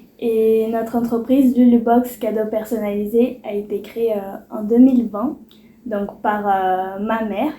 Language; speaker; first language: French; early bilingual, other home language; Portuguese